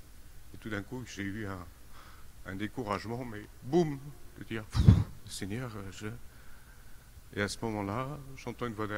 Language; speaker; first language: French; native; French